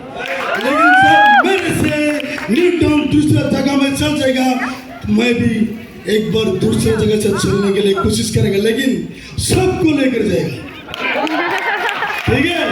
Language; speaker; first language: Hindi; non-native, local second language; Assamese